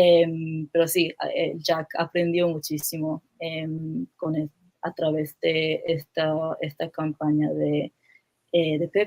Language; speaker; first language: Spanish; non-native, fluent; English